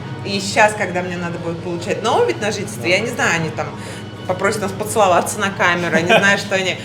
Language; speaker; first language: Russian; native; Russian